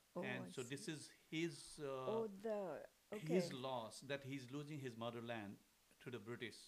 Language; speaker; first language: English; non-native, local second language; Assamese